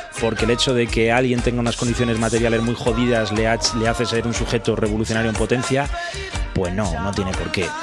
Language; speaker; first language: Spanish; native; Spanish